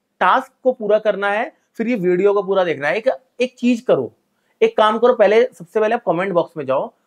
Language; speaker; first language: Hindi; native; Hindi